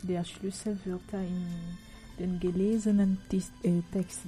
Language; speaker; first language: German; non-native, fluent; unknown